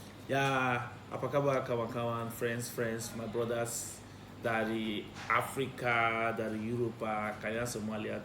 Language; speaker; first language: Indonesian; non-native, fluent; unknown